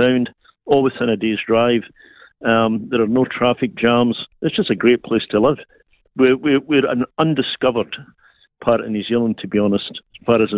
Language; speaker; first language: English; native; English